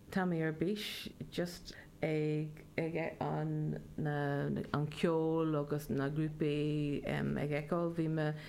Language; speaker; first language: Irish; non-native, local second language; English